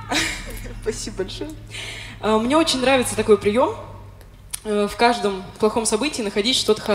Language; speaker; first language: Russian; native; Russian